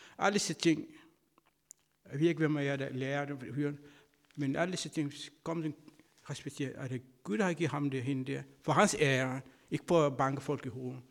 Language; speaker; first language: Danish; non-native, fluent; Kabuverdianu